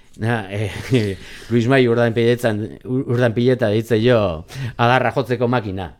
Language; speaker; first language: Basque; non-native, local second language; Spanish